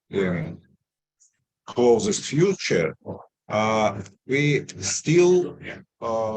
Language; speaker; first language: English; non-native, fluent; Russian